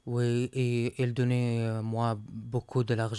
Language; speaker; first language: French; non-native, learner; Arabic